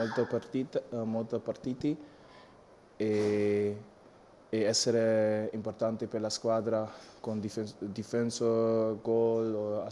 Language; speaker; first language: Italian; non-native, learner; English